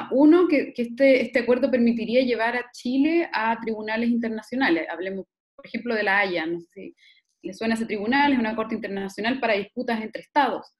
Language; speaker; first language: Spanish; native; Spanish